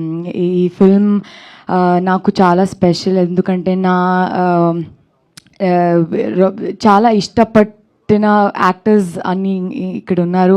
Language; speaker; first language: Telugu; non-native, learner; Kannada